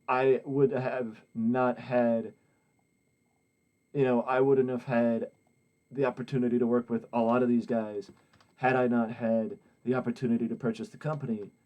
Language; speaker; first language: English; native; English